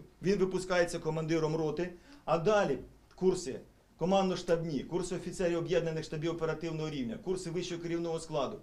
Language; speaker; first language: Ukrainian; native; Ukrainian